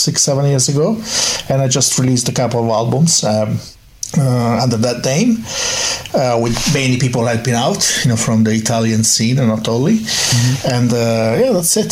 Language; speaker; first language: English; non-native, fluent; Italian